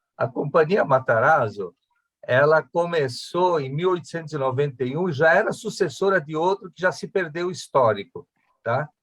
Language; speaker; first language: Portuguese; early bilingual, other home language; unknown